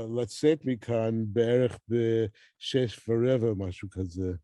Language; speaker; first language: Hebrew; non-native, fluent; English